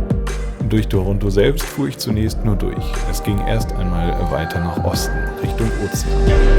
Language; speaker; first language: German; native; German